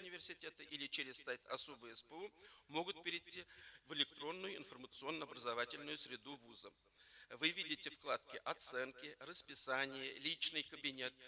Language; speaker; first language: Russian; native; Russian